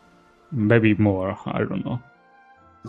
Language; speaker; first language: English; non-native, local second language; Hindi